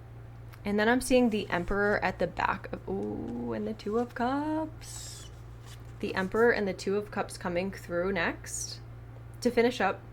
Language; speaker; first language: English; native; English